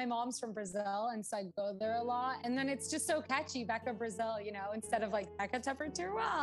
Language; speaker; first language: English; early bilingual, other home language; Portuguese